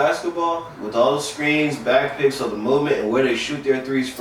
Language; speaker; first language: English; native; English